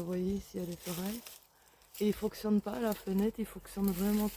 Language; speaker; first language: French; native; French